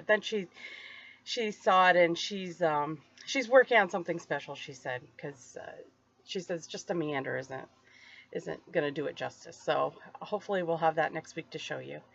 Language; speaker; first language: English; native; English